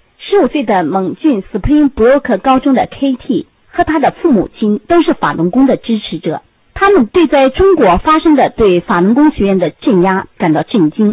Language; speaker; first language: Chinese; native; Chinese